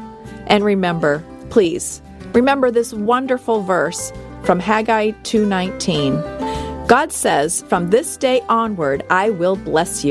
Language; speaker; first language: English; native; English